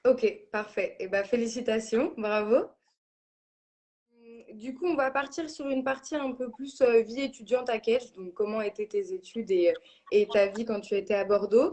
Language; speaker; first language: French; native; French